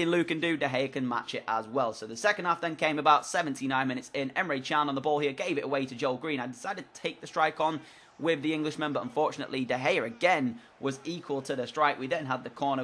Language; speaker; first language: English; native; English